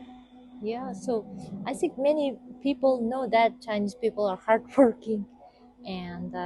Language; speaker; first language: English; non-native, fluent; Kazakh